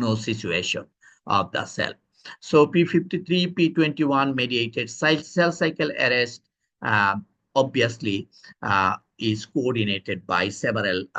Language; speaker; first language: English; non-native, local second language; Bangla